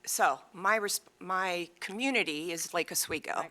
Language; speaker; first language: English; native; English